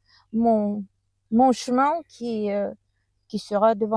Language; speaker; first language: French; non-native, learner; Russian